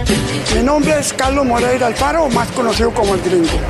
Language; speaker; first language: Spanish; native; Spanish